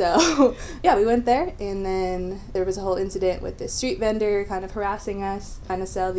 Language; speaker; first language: English; native; English